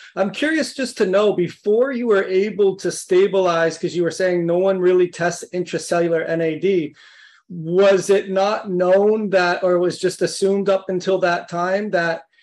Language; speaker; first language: English; native; English